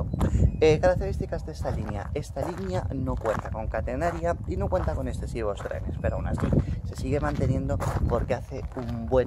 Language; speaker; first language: Spanish; native; Spanish